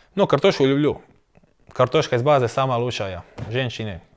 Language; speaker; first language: Russian; non-native, learner; Croatian